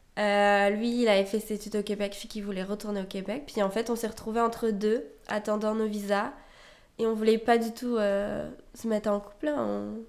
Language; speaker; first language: French; native; French